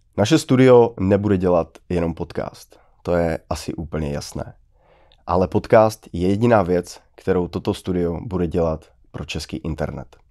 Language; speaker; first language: Czech; native; Czech